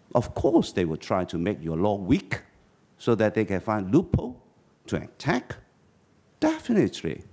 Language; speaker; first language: English; non-native, local second language; Chinese